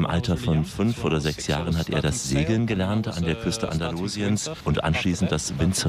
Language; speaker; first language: German; native; German